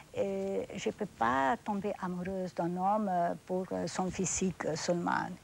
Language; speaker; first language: French; non-native, fluent; Spanish